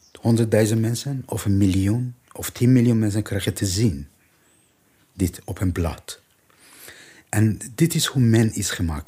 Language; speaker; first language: Dutch; non-native, learner; Persian